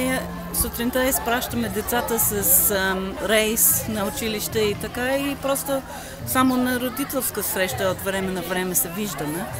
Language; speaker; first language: Bulgarian; non-native, learner; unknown